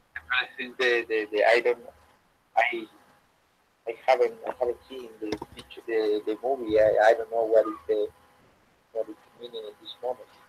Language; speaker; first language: English; non-native, learner; Spanish